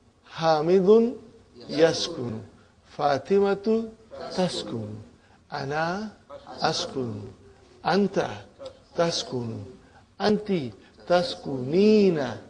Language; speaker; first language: Arabic; non-native, fluent; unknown